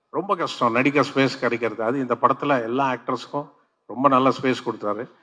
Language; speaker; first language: Tamil; non-native, local second language; Telugu